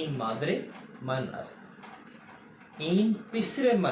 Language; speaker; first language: Persian; non-native, fluent; Urdu